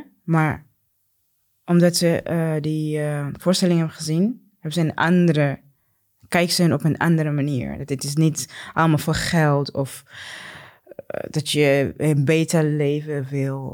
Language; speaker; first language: Dutch; non-native, learner; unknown